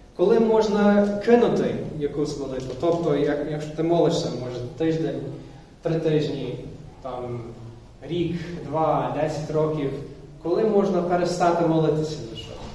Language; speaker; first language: Ukrainian; non-native, fluent; English